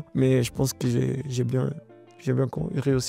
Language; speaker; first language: French; non-native, learner; Portuguese